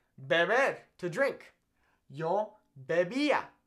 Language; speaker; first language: Spanish; non-native, fluent; English